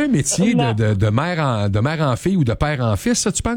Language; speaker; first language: French; native; French